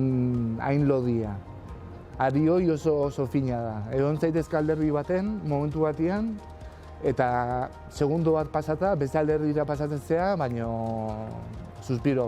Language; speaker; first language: Basque; native; Basque